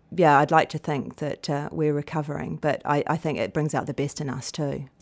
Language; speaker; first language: English; native; English